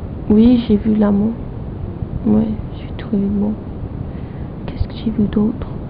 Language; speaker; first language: French; non-native, fluent; English